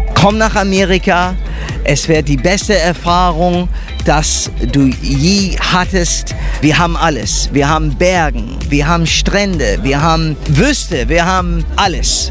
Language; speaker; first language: German; early bilingual, heritage; English